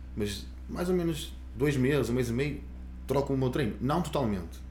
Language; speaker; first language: Portuguese; native; Portuguese